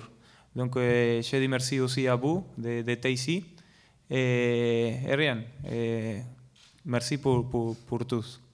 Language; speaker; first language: French; non-native, learner; Spanish